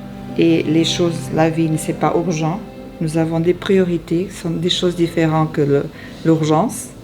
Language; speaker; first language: French; non-native, fluent; Portuguese